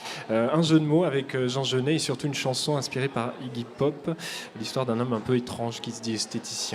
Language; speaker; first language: French; native; French